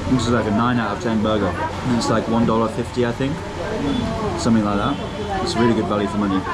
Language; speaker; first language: English; native; English